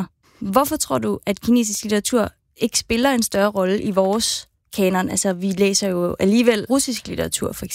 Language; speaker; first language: Danish; native; Danish